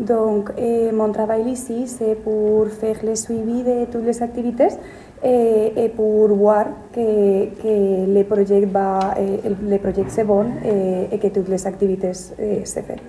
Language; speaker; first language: French; non-native, learner; Spanish